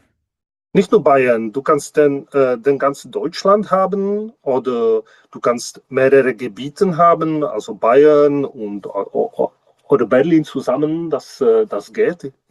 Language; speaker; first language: German; non-native, learner; Czech